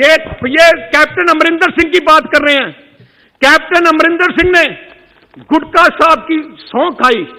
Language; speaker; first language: Hindi; non-native, local second language; Punjabi